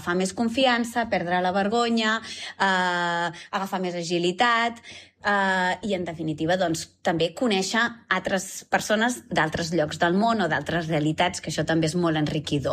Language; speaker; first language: Catalan; native; Catalan